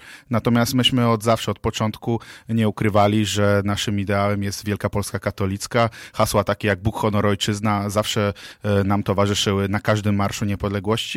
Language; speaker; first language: Polish; native; Polish